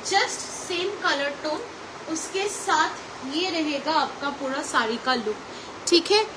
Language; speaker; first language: Hindi; non-native, local second language; Bangla